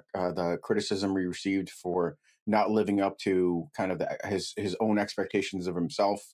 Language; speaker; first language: English; native; English